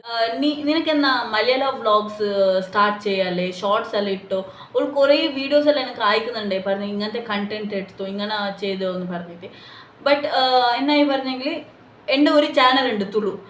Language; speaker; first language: Malayalam; non-native, local second language; Tulu